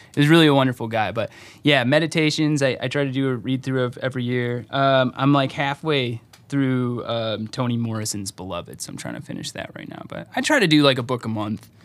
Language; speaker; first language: English; native; English